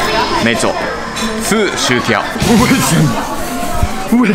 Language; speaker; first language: Chinese; non-native, fluent; Japanese